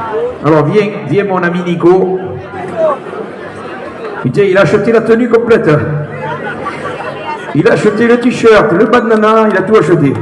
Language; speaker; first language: French; native; French